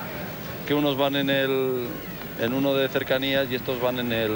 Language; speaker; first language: Spanish; native; Spanish